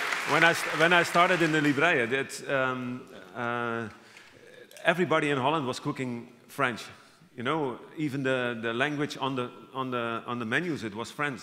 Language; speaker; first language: English; non-native, fluent; Dutch